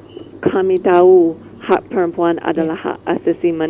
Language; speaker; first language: Indonesian; non-native, learner; English